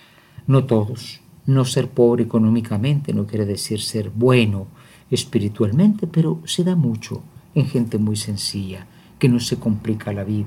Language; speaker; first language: Spanish; native; Spanish